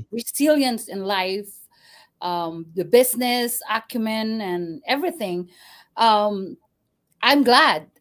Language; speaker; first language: English; non-native, local second language; Cebuano